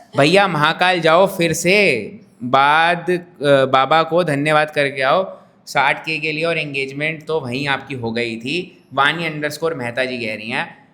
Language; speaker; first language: Hindi; native; Hindi